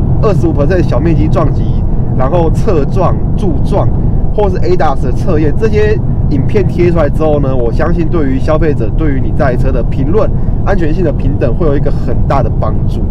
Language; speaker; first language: Chinese; native; Chinese